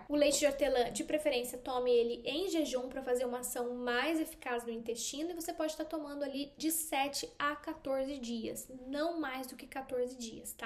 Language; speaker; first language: Portuguese; native; Portuguese